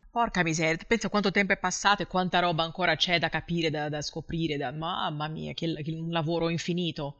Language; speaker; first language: Italian; non-native, fluent; Portuguese